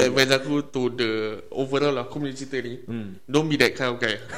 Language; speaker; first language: English; non-native, local second language; Malay